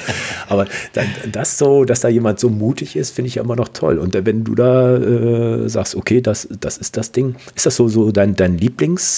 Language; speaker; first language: German; native; German